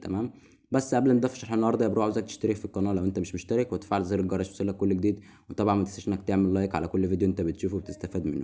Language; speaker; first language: Arabic; native; Arabic